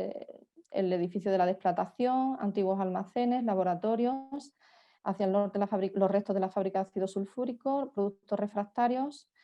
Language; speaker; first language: Spanish; native; Spanish